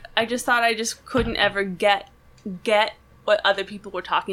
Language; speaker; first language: English; native; English